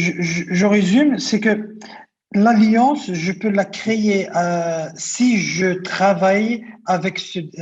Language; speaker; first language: French; non-native, local second language; Arabic